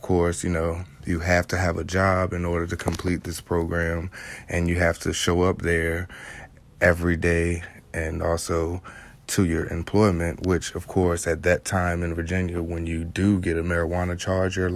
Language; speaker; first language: English; native; English